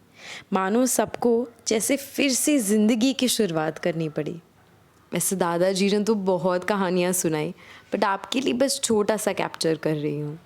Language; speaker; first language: Hindi; native; Hindi